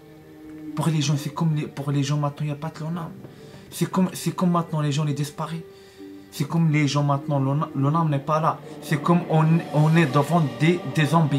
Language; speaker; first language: French; non-native, learner; Arabic